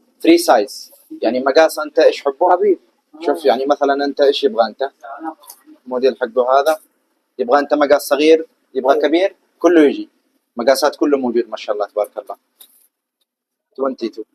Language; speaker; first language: Arabic; non-native, learner; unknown